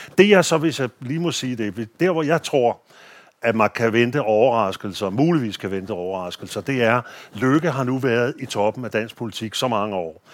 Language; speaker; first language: Danish; native; Danish